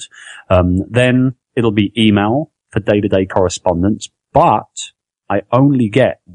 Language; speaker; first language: English; native; English